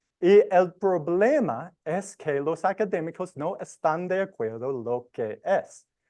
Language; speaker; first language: Spanish; non-native, learner; English